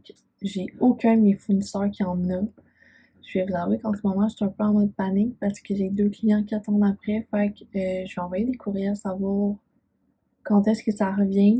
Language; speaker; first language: French; native; French